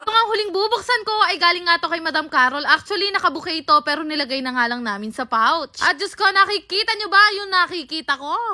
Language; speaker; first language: Filipino; native; Filipino